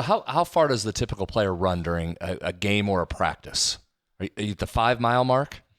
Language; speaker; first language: English; native; English